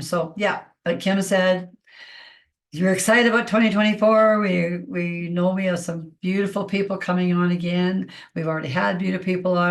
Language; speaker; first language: English; native; English